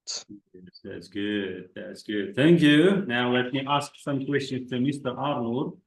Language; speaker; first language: English; non-native, fluent; Kazakh